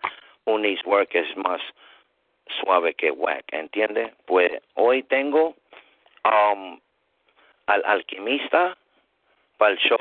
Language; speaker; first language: Spanish; early bilingual, heritage; Spanish